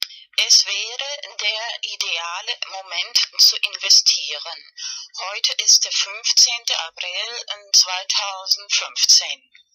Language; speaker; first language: German; non-native, fluent; Spanish